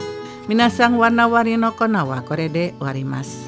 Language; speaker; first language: Japanese; non-native, fluent; Indonesian